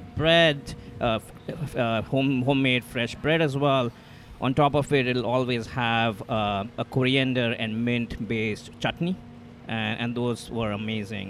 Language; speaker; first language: English; non-native, local second language; Hindi